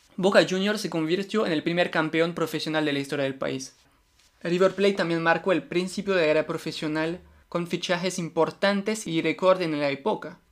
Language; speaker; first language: Spanish; non-native, fluent; French